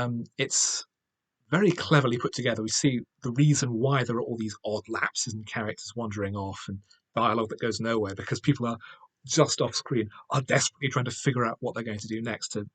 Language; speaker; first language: English; native; English